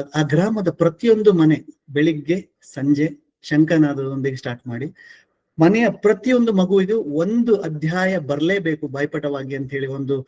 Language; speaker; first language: Kannada; non-native, local second language; Marathi